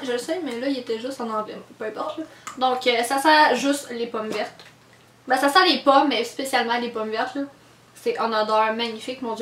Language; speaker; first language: French; native; French